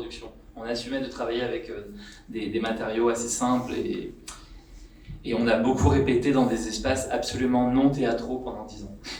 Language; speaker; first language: French; native; French